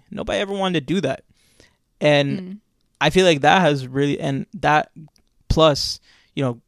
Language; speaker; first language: English; native; English